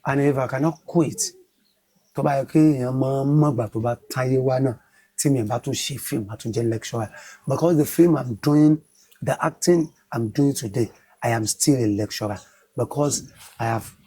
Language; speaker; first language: English; non-native, local second language; Yoruba